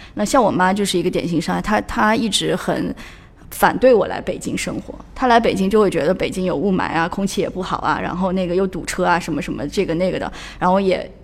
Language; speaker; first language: Chinese; native; Chinese